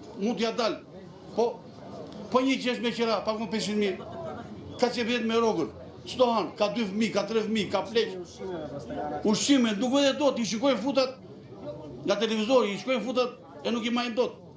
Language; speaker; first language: Albanian; native; Albanian